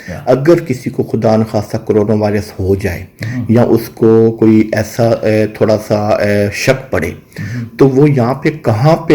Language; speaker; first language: Urdu; native; Urdu